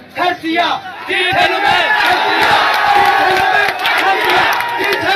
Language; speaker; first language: Greek; non-native, fluent; Urdu